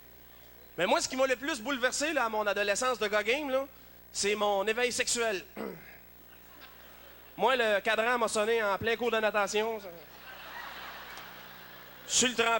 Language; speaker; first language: French; native; French